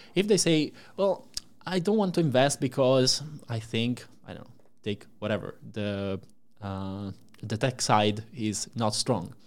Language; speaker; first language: English; non-native, fluent; Italian